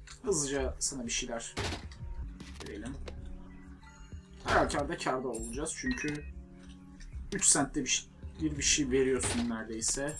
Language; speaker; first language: Turkish; native; Turkish